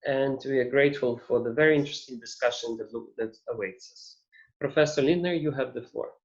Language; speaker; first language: English; non-native, fluent; Ukrainian